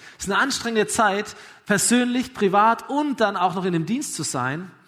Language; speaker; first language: German; native; German